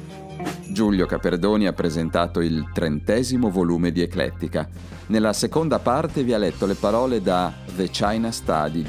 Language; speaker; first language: Italian; native; Italian